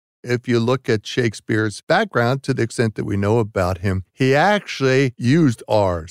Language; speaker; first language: English; native; English